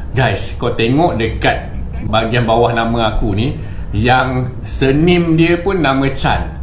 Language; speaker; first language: Malay; non-native, local second language; Chinese